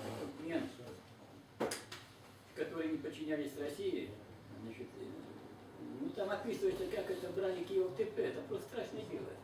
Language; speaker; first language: Russian; native; Russian